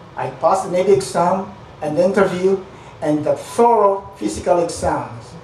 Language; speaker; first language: English; non-native, local second language; Filipino